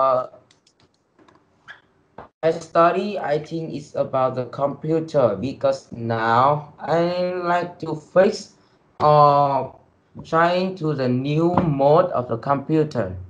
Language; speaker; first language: English; non-native, learner; Vietnamese